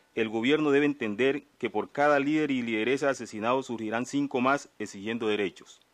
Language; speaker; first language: Spanish; native; Spanish